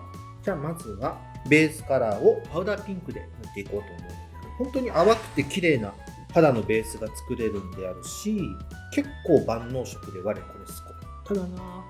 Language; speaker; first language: Japanese; native; Japanese